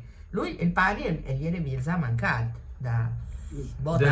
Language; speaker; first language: Italian; early bilingual, heritage; Italian